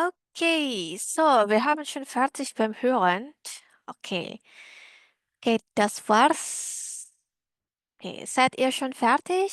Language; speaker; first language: German; non-native, learner; Indonesian